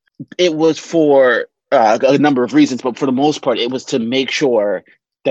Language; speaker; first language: English; native; English